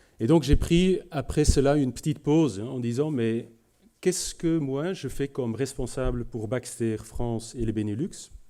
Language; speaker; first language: French; non-native, local second language; Dutch